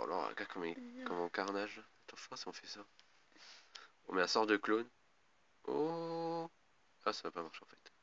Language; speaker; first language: French; native; French